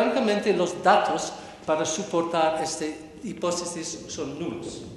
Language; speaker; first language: Spanish; non-native, fluent; English